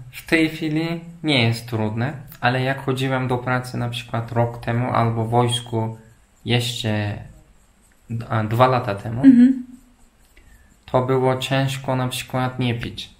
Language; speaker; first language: Polish; non-native, fluent; Turkish